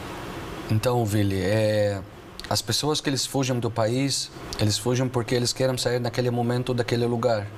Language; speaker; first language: Portuguese; non-native, fluent; Arabic